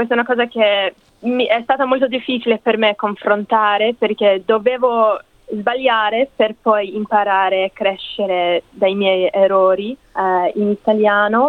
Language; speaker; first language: Italian; non-native, fluent; English